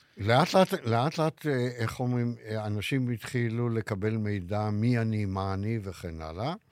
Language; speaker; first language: Hebrew; native; Hebrew